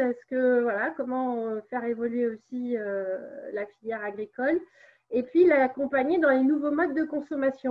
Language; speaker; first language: French; native; French